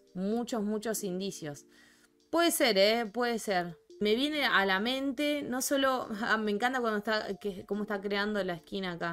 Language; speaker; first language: Spanish; native; Spanish